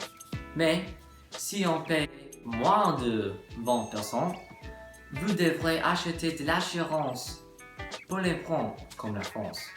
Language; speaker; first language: French; non-native, learner; English